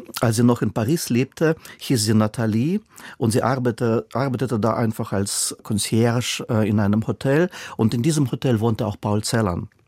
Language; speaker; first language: German; non-native, fluent; Russian